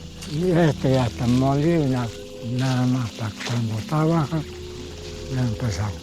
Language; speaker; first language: Spanish; non-native, local second language; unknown